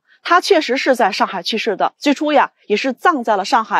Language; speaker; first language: Chinese; native; Chinese